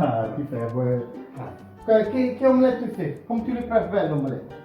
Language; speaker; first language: French; non-native, fluent; Italian